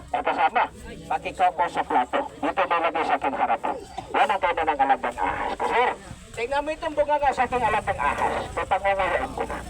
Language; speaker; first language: Filipino; non-native, local second language; Cebuano